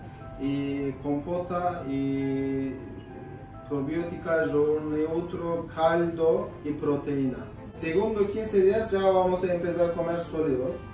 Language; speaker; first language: Spanish; non-native, fluent; Turkish